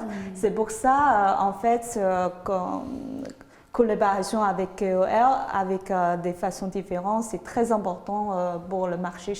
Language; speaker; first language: French; non-native, fluent; Chinese